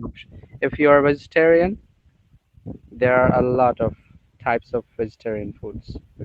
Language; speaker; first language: English; non-native, learner; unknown